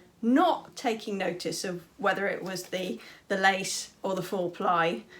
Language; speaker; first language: English; native; English